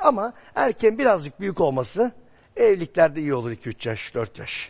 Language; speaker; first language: Turkish; native; Turkish